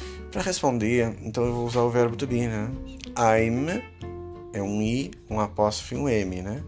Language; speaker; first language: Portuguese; native; Portuguese